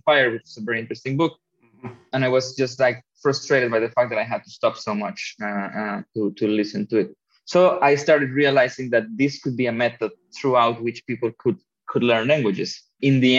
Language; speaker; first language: English; non-native, fluent; Spanish